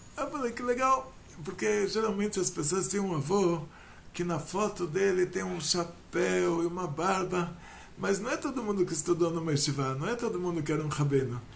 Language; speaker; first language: Portuguese; non-native, fluent; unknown